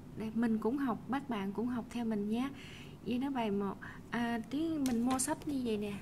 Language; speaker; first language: Vietnamese; native; Vietnamese